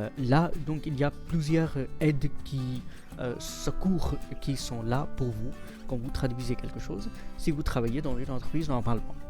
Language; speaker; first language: French; non-native, fluent; Marathi